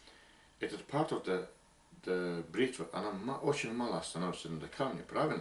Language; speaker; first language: Russian; non-native, learner; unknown